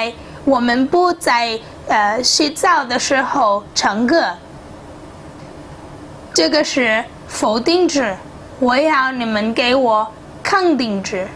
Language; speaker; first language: Chinese; non-native, fluent; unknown